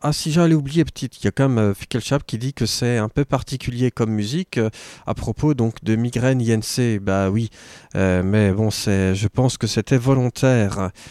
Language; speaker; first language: French; native; French